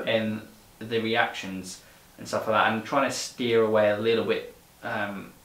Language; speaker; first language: English; native; English